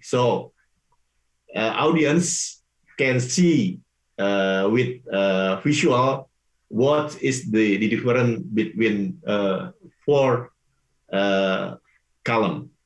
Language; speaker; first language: English; non-native, learner; Indonesian